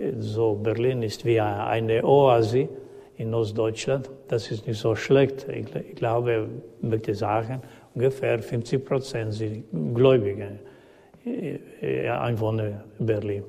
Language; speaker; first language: German; non-native, learner; Croatian